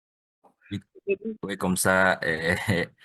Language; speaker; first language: French; non-native, learner; Indonesian